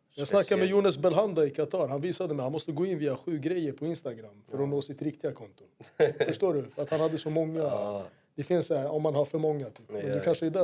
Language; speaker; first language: Swedish; native; Swedish